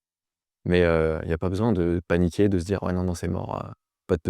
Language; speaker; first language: French; native; French